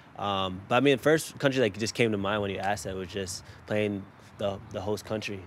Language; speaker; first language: English; native; English